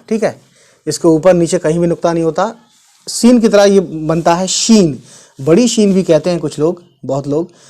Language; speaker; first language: Hindi; native; Hindi